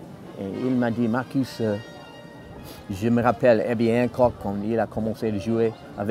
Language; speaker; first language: French; non-native, fluent; English